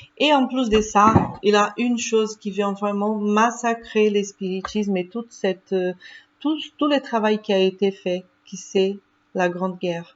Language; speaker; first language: French; non-native, fluent; Portuguese